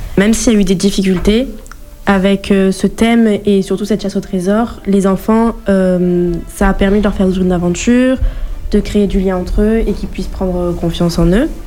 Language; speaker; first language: French; native; French